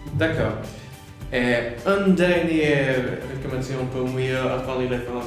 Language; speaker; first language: French; non-native, learner; Swedish